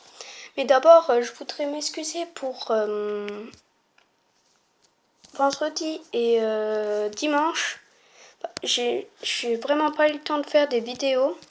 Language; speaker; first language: French; native; French